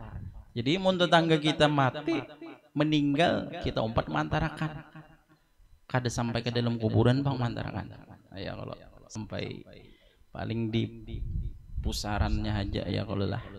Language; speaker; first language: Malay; non-native, local second language; Banjar